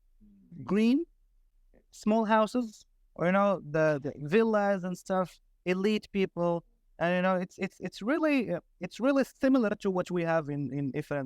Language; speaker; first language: English; non-native, fluent; Arabic